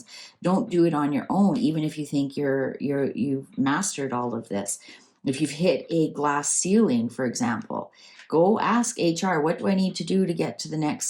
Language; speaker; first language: English; native; English